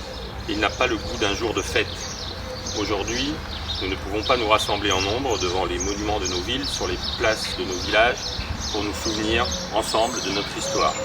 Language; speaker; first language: French; native; French